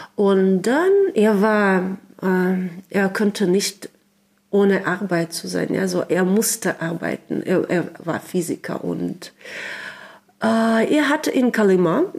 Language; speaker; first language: German; non-native, learner; Russian